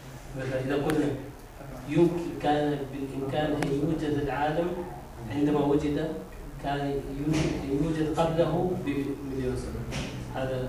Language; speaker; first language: Arabic; non-native, fluent; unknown